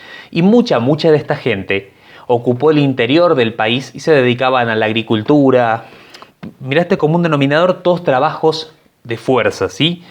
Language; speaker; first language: Spanish; native; Spanish